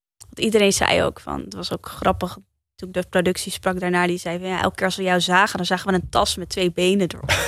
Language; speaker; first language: Dutch; early bilingual, heritage; Dutch